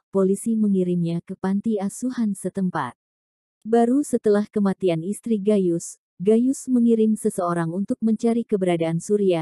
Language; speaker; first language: Indonesian; native; Indonesian